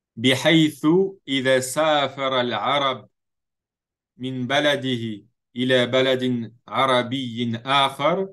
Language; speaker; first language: Arabic; non-native, fluent; French